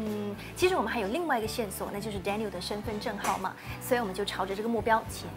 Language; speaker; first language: Chinese; native; Chinese